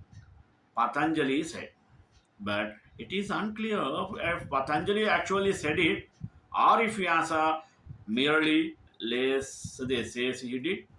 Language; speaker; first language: English; non-native, local second language; Telugu